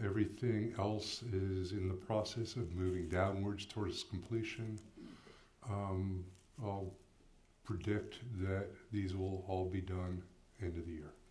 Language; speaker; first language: English; native; English